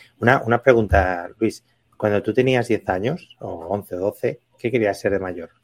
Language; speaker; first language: Spanish; native; Spanish